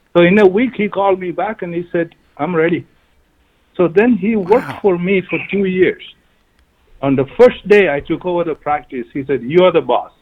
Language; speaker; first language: English; non-native, local second language; Malayalam